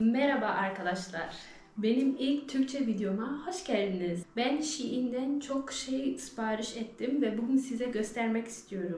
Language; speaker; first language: Turkish; early bilingual, heritage; Turkish